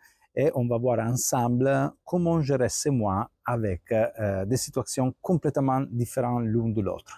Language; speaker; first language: French; non-native, fluent; Italian